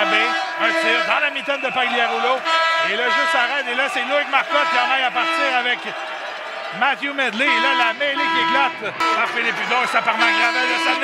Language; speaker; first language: French; native; French